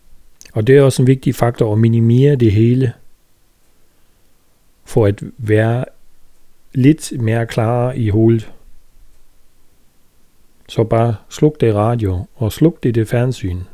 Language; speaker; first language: Danish; non-native, fluent; German